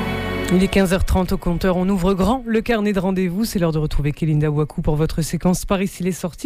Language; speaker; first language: French; native; French